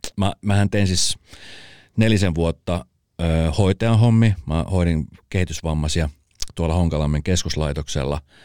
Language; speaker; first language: Finnish; early bilingual, other home language; Spanish